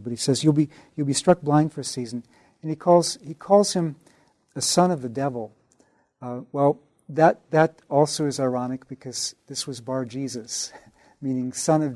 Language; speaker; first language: English; native; English